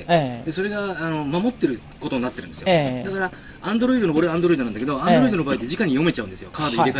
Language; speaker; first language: Japanese; native; Japanese